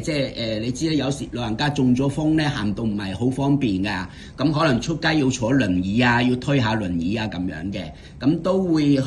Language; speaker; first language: Cantonese; native; Cantonese